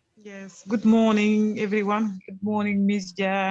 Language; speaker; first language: English; non-native, learner; French